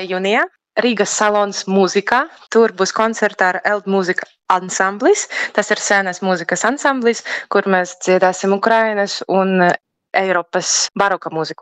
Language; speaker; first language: Latvian; non-native, learner; Ukrainian